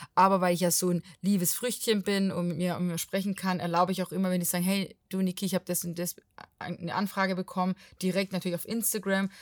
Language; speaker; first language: German; non-native, fluent; Portuguese